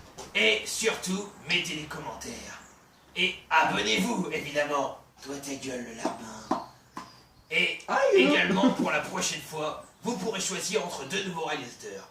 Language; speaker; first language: French; native; French